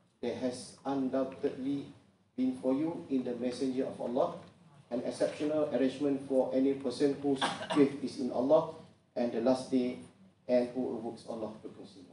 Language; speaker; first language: English; non-native, local second language; Malay